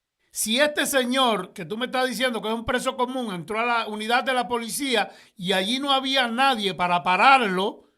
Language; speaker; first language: Spanish; native; Spanish